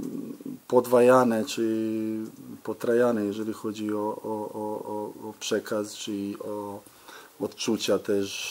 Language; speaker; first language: Polish; non-native, fluent; Serbian